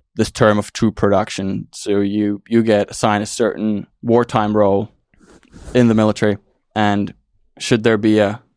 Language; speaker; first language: English; non-native, fluent; Finnish